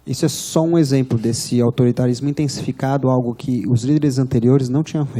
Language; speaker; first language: Portuguese; native; Portuguese